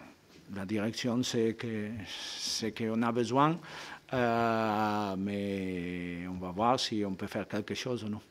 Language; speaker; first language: French; non-native, fluent; Spanish